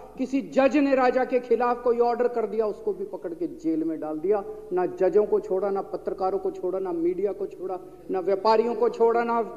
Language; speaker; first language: Hindi; native; Hindi